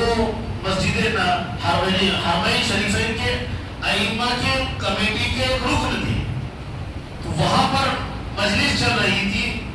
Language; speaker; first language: Urdu; native; Urdu